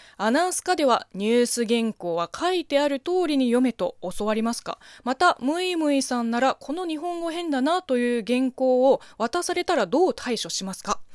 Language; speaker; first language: Japanese; non-native, fluent; Chinese